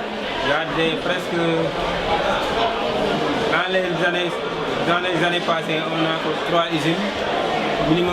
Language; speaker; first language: French; non-native, local second language; Wolof